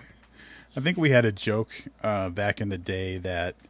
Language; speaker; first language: English; native; English